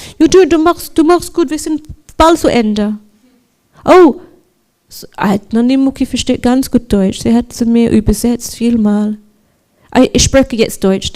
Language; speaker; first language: German; non-native, learner; English